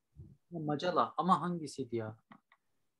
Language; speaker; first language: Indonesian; non-native, learner; Turkish